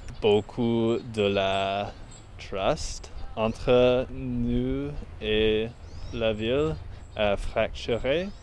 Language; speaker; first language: French; non-native, learner; English